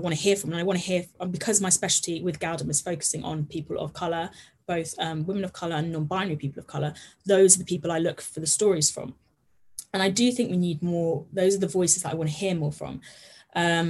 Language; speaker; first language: English; native; English